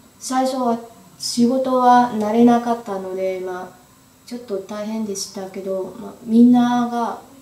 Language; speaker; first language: Japanese; non-native, learner; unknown